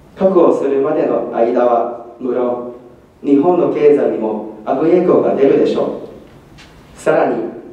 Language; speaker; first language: Japanese; non-native, fluent; Cantonese